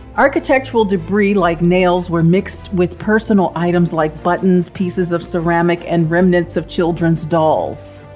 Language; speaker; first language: English; native; English